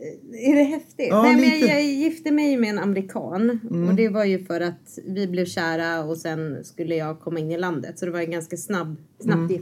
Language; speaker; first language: Swedish; non-native, fluent; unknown